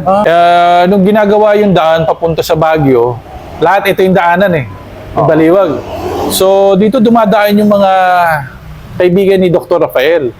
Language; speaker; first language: Filipino; native; Filipino